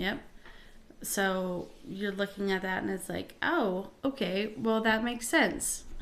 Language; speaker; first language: English; native; English